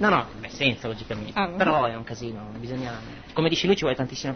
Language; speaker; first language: Italian; native; Italian